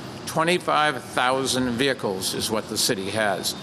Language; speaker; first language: English; native; English